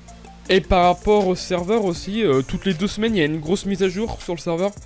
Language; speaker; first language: French; native; French